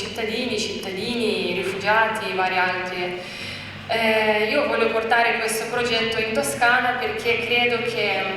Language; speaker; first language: Italian; non-native, fluent; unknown